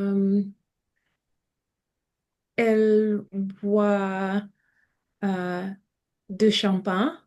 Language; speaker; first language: French; non-native, learner; Spanish